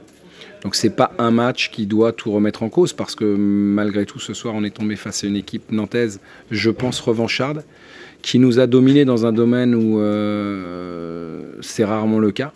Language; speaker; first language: French; native; French